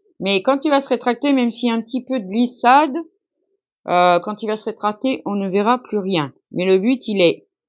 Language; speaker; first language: French; native; French